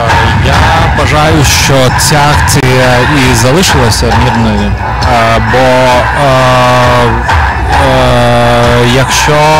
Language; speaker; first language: Ukrainian; non-native, fluent; Lithuanian